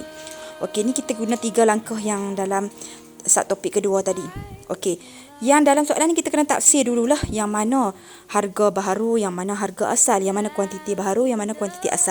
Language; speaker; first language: Malay; native; Malay